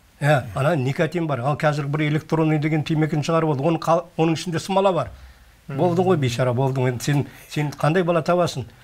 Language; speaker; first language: Kazakh; native; Kazakh